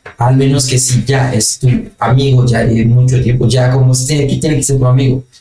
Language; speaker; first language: Spanish; non-native, fluent; Haitian Creole